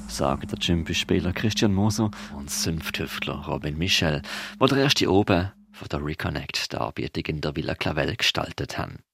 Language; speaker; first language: German; native; German